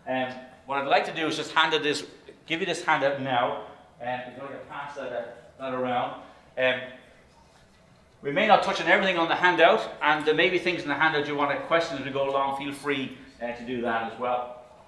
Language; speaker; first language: English; native; English